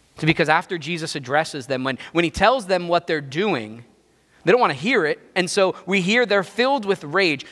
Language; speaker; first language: English; native; English